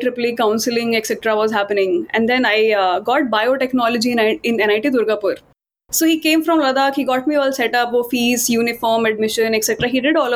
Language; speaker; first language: English; non-native, local second language; Hindi